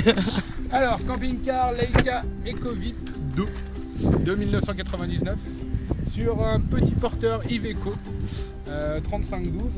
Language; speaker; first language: French; native; French